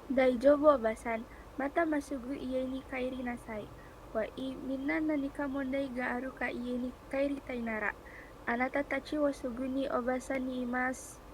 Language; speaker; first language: Japanese; non-native, learner; Indonesian